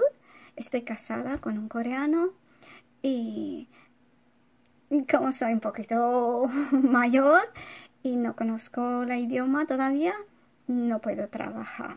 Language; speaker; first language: Spanish; non-native, fluent; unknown